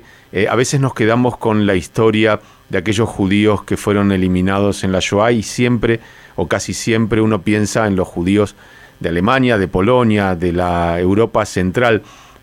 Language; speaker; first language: Spanish; native; Spanish